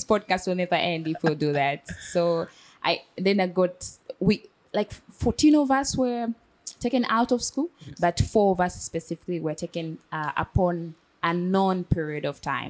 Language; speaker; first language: English; non-native, local second language; Swahili